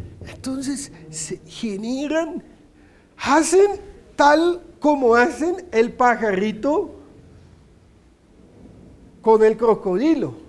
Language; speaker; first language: Spanish; non-native, fluent; Dutch